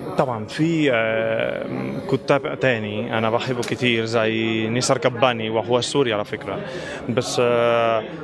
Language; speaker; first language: Arabic; non-native, fluent; Spanish